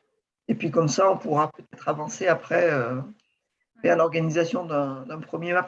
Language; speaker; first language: French; native; French